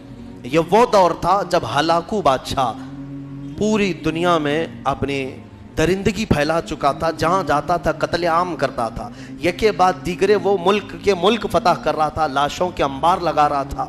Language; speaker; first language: Urdu; native; Urdu